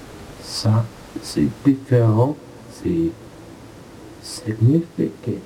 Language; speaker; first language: French; non-native, learner; English